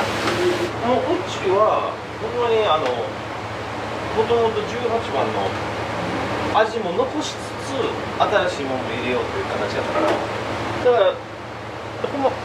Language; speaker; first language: Japanese; native; Japanese